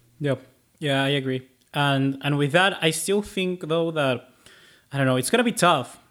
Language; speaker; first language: English; non-native, fluent; Spanish